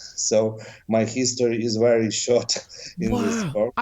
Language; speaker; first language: English; non-native, learner; Ukrainian